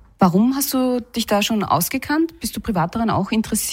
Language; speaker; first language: German; native; German